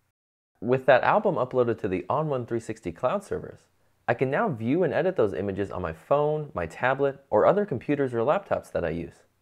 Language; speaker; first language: English; native; English